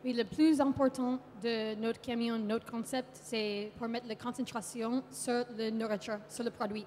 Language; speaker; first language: French; non-native, fluent; English